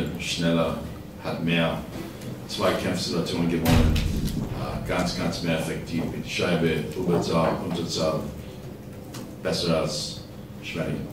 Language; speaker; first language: German; non-native, fluent; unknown